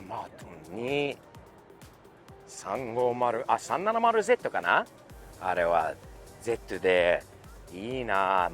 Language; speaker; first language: Japanese; non-native, fluent; English